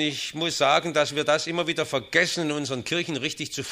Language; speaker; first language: German; native; German